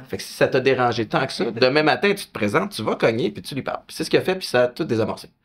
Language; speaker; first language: French; native; French